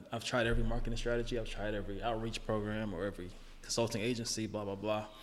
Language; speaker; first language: English; native; English